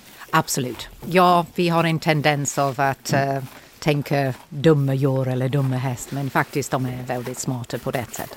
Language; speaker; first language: Swedish; non-native, fluent; English